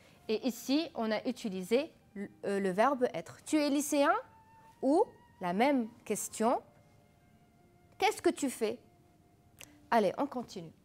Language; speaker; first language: French; non-native, fluent; Arabic